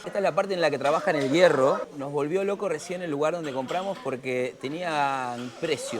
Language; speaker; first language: Spanish; native; Spanish